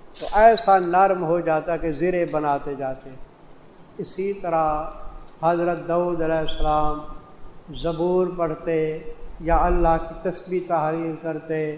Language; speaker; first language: Urdu; non-native, local second language; Saraiki